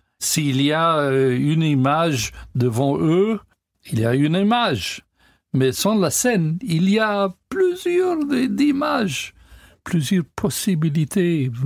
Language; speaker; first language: French; non-native, learner; English